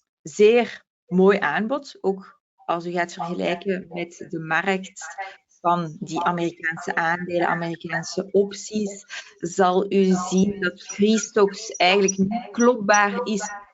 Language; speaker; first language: Dutch; native; Dutch